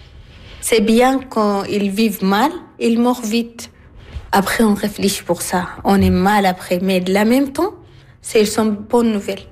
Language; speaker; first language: French; non-native, learner; Arabic